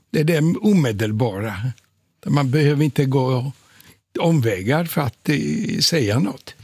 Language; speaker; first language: Swedish; non-native, fluent; Polish